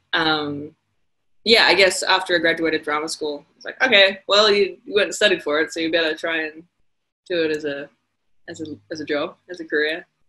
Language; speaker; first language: English; native; English